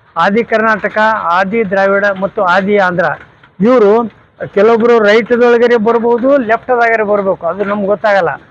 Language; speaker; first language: Kannada; non-native, local second language; Lambadi